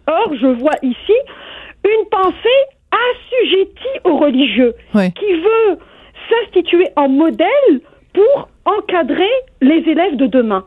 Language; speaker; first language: French; non-native, local second language; Arabic